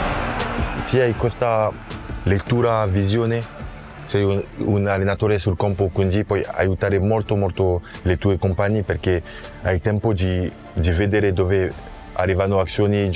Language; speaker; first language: Italian; non-native, fluent; French